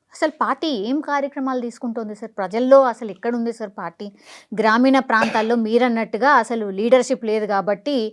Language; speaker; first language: Telugu; native; Telugu